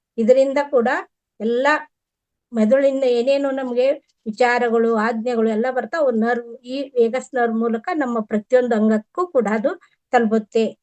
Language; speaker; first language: Kannada; native; Kannada